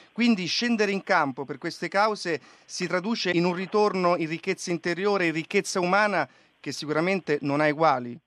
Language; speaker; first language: Italian; native; Italian